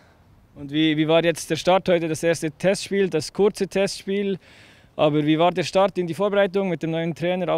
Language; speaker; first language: German; native; German